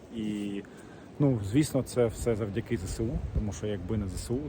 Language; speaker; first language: Ukrainian; non-native, local second language; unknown